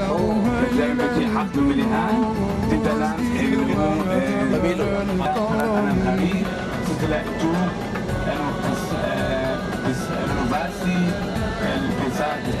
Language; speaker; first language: Indonesian; non-native, learner; Arabic